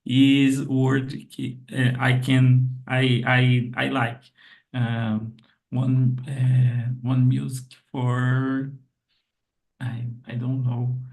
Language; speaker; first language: English; non-native, learner; Portuguese